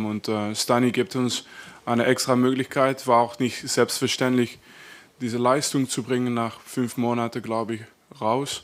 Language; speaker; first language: German; non-native, fluent; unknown